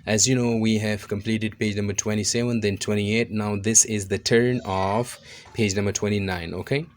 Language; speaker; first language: English; non-native, local second language; Urdu